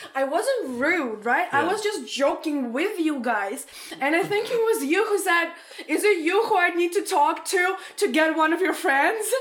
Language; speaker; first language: English; non-native, fluent; Ukrainian